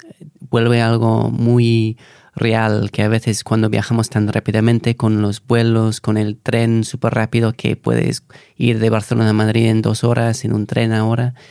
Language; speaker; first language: Spanish; non-native, fluent; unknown